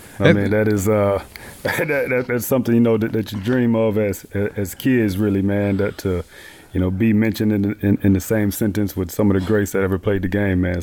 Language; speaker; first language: English; native; English